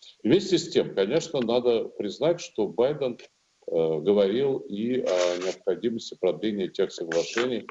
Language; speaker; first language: Russian; native; Russian